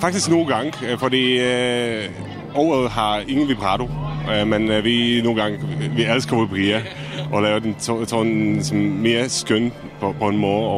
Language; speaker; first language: Danish; non-native, fluent; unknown